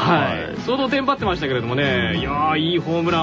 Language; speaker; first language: Japanese; native; Japanese